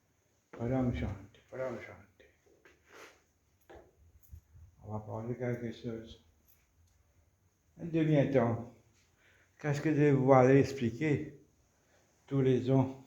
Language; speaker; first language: French; non-native, local second language; Morisyen